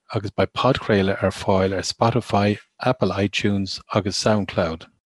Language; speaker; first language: Irish; non-native, local second language; English